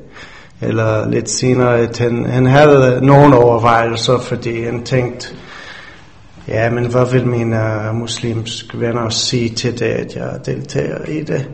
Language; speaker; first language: Danish; non-native, fluent; English